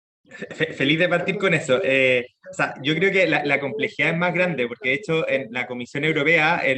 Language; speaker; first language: Spanish; native; Spanish